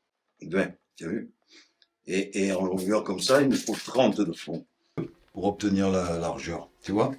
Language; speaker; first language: French; native; French